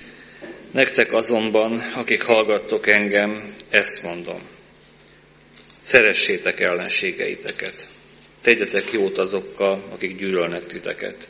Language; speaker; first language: Hungarian; native; Hungarian